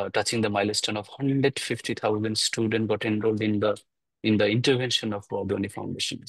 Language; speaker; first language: English; non-native, local second language; Bangla